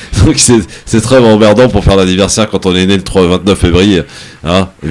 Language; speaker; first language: French; native; French